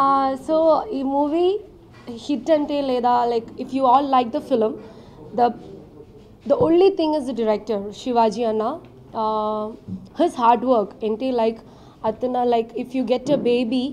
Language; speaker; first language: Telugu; non-native, learner; Malayalam